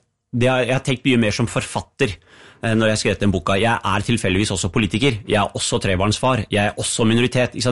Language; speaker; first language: Norwegian; early bilingual, other home language; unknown